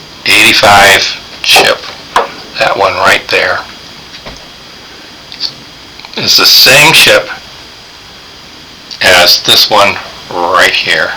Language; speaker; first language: English; native; English